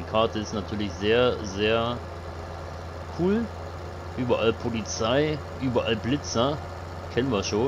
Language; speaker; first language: German; native; German